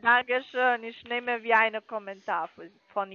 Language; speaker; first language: German; non-native, learner; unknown